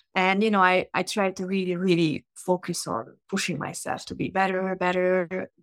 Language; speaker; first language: English; non-native, fluent; Hungarian